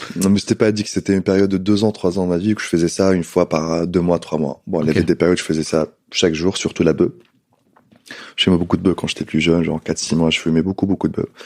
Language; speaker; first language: French; non-native, local second language; Arabic